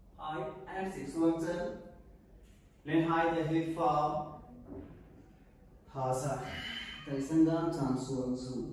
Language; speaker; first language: Vietnamese; non-native, learner; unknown